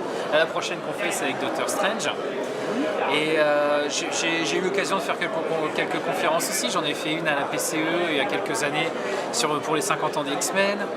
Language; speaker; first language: French; native; French